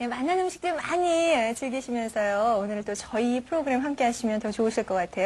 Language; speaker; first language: Korean; native; Korean